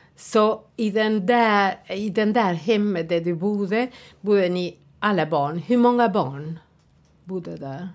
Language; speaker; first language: Swedish; non-native, fluent; Spanish